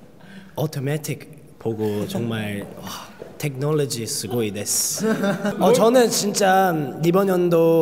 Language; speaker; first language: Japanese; non-native, learner; Korean